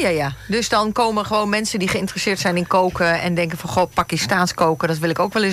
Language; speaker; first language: Dutch; native; Dutch